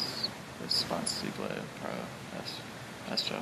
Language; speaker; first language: Spanish; non-native, learner; English